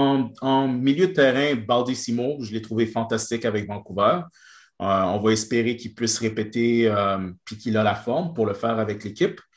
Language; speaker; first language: French; native; French